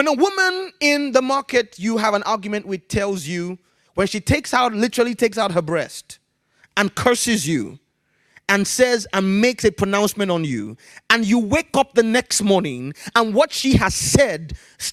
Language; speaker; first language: English; non-native, local second language; Yoruba